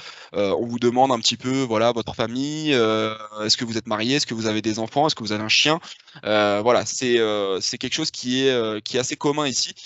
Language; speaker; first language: French; native; French